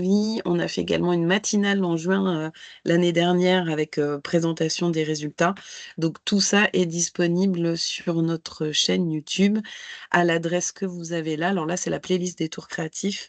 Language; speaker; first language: French; native; French